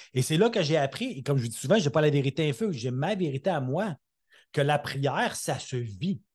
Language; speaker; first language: French; native; French